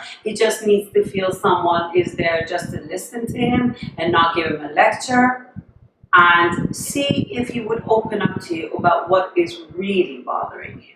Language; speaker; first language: English; non-native, fluent; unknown